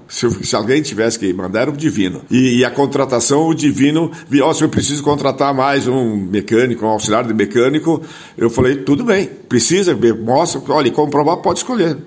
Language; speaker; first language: Portuguese; non-native, local second language; German